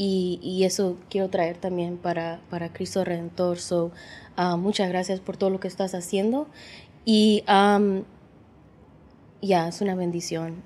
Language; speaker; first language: Spanish; early bilingual, heritage; English